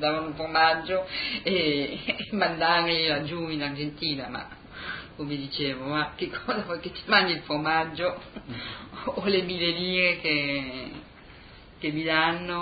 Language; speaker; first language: Italian; early bilingual, heritage; Italian